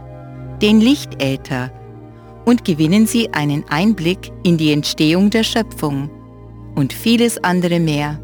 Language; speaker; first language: German; native; German